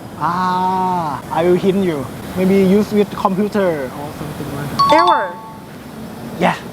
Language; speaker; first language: English; non-native, learner; Thai